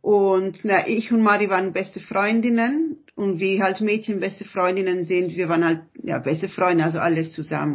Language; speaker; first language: German; early bilingual, other home language; Italian